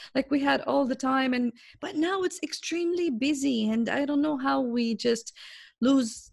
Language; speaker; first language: English; non-native, fluent; Arabic